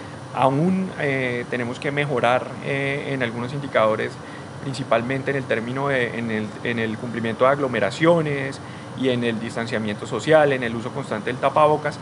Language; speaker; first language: Spanish; native; Spanish